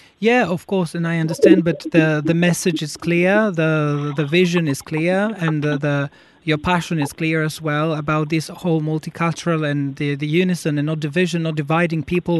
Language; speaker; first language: English; non-native, fluent; Greek